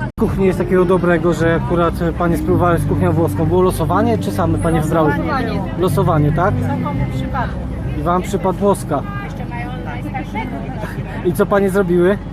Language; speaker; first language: Polish; native; Polish